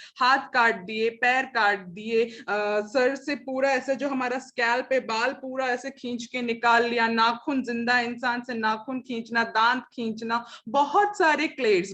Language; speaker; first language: Hindi; non-native, local second language; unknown